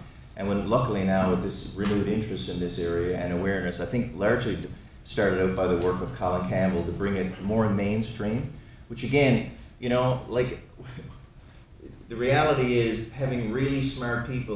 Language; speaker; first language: English; native; English